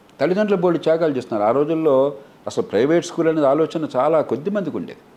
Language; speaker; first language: Telugu; native; Telugu